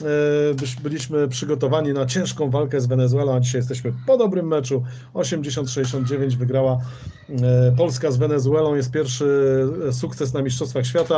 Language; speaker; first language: Polish; native; Polish